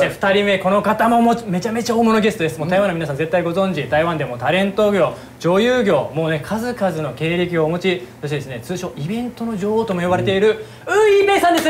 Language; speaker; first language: Japanese; native; Japanese